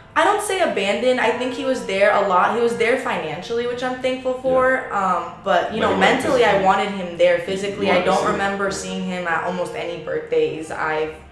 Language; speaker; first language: English; native; English